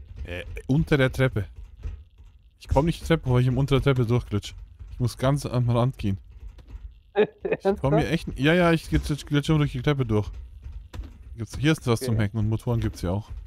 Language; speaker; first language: German; native; German